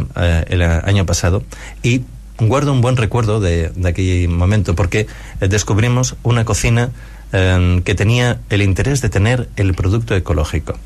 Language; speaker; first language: Spanish; native; Spanish